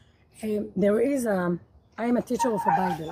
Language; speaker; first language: English; non-native, learner; Hebrew